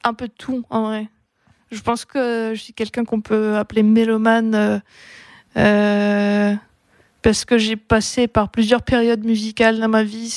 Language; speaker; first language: French; non-native, fluent; Russian